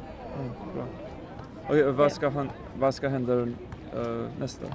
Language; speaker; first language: Swedish; non-native, learner; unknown